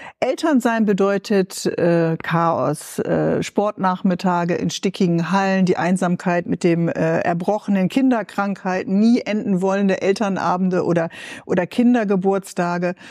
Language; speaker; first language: German; native; German